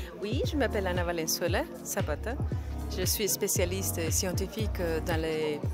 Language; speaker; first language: French; non-native, fluent; Spanish